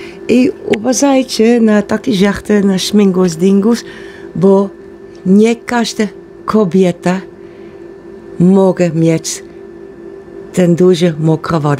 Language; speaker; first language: Polish; non-native, learner; Dutch